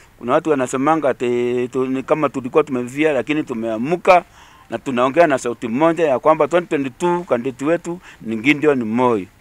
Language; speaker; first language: Swahili; non-native, local second language; Embu